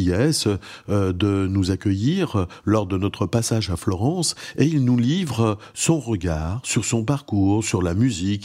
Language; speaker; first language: French; native; French